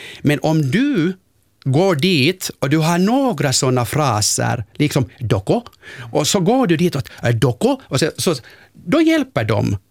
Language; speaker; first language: Swedish; non-native, local second language; Finnish